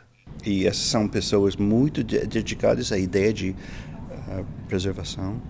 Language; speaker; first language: Portuguese; non-native, fluent; English